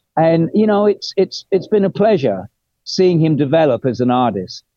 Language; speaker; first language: English; native; English